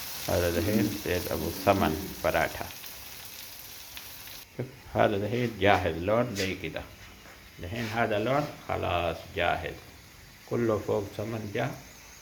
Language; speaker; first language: Arabic; non-native, learner; Urdu